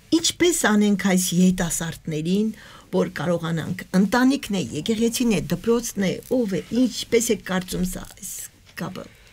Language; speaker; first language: Armenian; native; Armenian